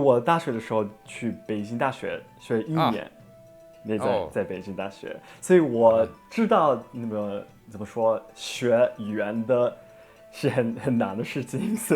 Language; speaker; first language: Chinese; non-native, learner; Japanese